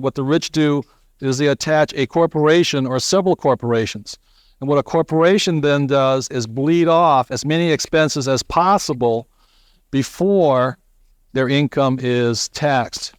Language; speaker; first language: English; native; English